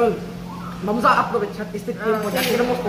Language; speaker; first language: Spanish; non-native, learner; Korean